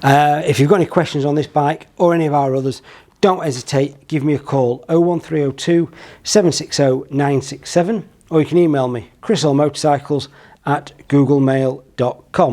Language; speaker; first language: English; native; English